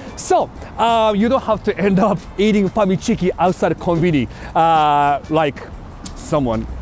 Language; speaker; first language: English; non-native, fluent; Japanese